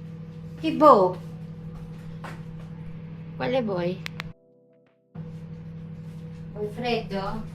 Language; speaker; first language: Italian; non-native, learner; Filipino